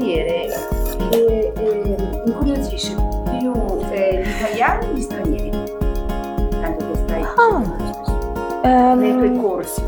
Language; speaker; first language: Italian; native; Italian